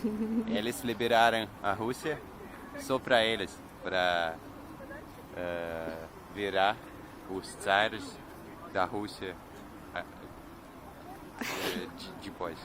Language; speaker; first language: Portuguese; non-native, fluent; Russian